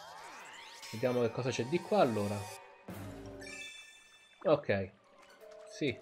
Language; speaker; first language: Italian; native; Italian